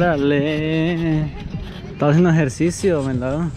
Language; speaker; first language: Spanish; early bilingual, heritage; Spanish